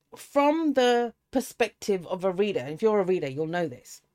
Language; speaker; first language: English; native; English